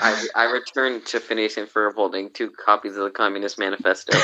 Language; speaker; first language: English; native; English